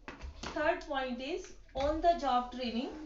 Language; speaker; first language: Hindi; native; Hindi